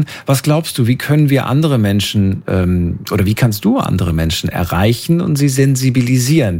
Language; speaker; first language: German; native; German